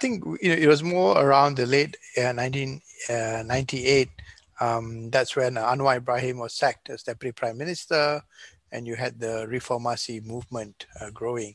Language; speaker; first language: English; non-native, local second language; Tamil